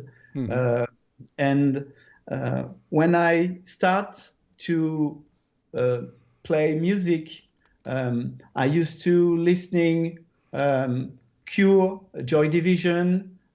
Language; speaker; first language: English; non-native, learner; French